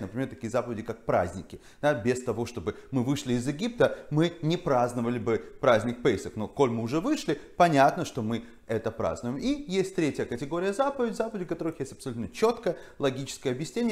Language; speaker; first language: Russian; native; Russian